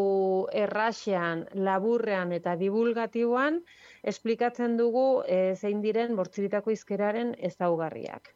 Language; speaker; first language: Basque; native; Basque